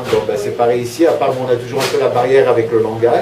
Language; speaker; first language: French; native; French